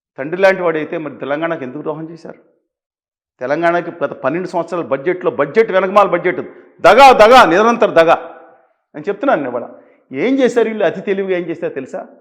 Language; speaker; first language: Telugu; native; Telugu